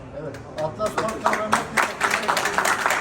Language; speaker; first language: Turkish; native; Turkish